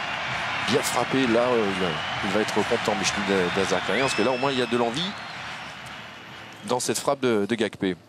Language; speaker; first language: French; native; French